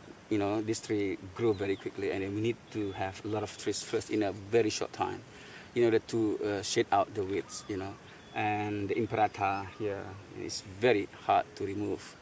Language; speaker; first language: English; non-native, fluent; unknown